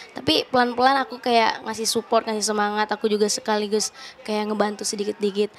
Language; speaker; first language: Indonesian; native; Indonesian